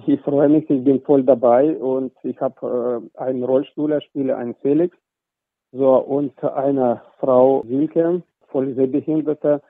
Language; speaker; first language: German; non-native, fluent; Russian